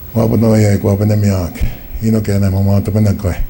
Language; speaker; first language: English; early bilingual, other home language; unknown